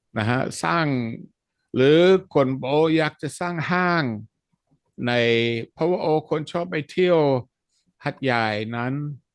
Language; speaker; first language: Thai; non-native, fluent; Dutch